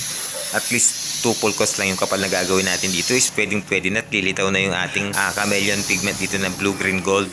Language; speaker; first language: Filipino; native; Filipino